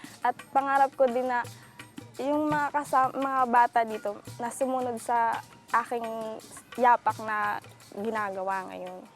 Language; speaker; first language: Filipino; non-native, local second language; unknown